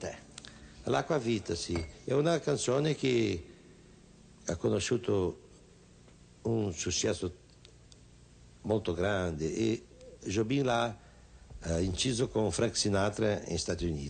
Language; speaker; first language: Italian; non-native, fluent; Portuguese